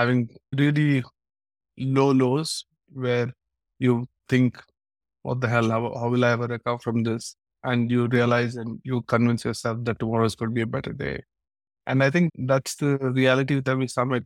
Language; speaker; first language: English; non-native, local second language; Telugu